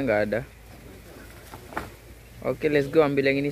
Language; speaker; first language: Indonesian; native; Indonesian